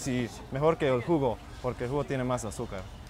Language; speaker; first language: Spanish; early bilingual, heritage; Spanish